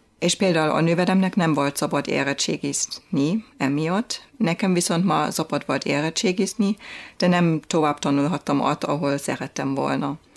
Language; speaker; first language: Hungarian; non-native, fluent; German